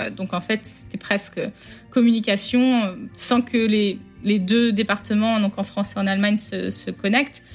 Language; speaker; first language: French; native; French